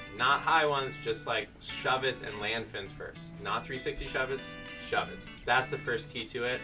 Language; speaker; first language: English; native; English